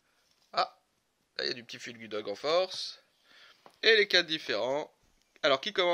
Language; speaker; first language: French; native; French